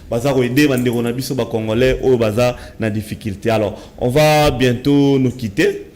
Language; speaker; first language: French; non-native, local second language; Lingala